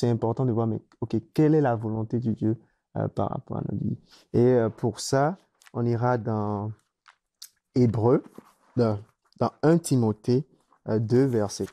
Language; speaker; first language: French; native; French